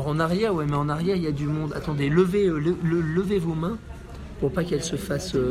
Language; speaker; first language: French; native; French